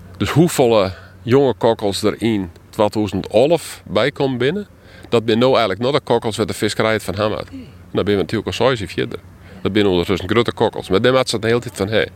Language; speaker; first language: Dutch; non-native, local second language; Western Frisian